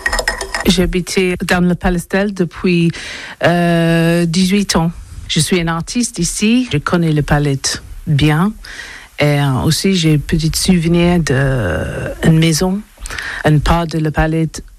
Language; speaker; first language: French; non-native, learner; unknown